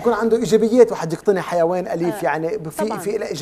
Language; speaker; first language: Arabic; native; Arabic